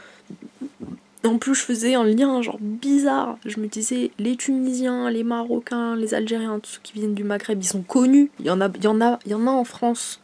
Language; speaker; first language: French; native; French